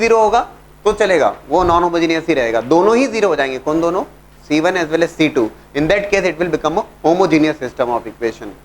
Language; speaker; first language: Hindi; native; Hindi